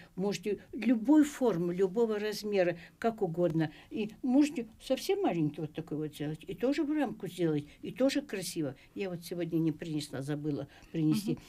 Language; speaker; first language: Russian; native; Russian